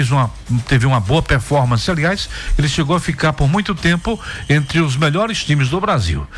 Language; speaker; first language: Portuguese; native; Portuguese